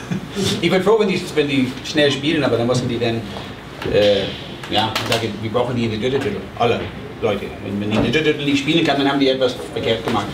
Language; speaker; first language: German; non-native, fluent; English